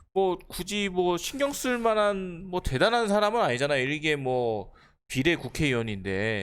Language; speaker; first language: Korean; native; Korean